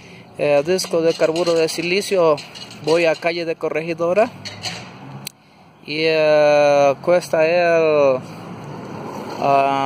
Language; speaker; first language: Spanish; non-native, learner; English